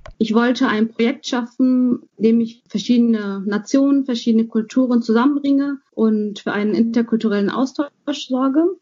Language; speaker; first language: German; early bilingual, other home language; Kurdish